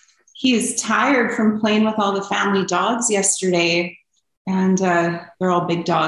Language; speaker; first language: English; native; English